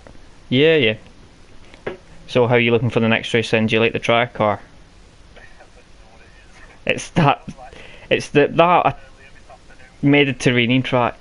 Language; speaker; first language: English; native; English